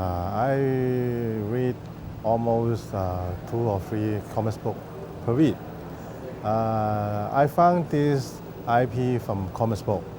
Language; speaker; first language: English; non-native, fluent; Cantonese